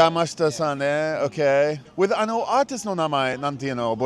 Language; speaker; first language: Japanese; non-native, learner; English